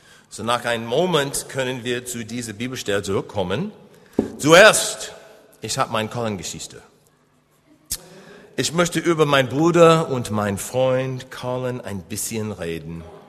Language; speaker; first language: German; non-native, learner; English